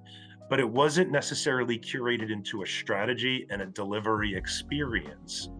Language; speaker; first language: English; native; English